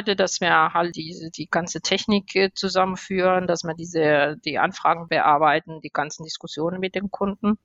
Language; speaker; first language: German; non-native, fluent; Spanish